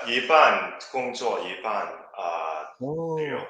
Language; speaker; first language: Chinese; non-native, learner; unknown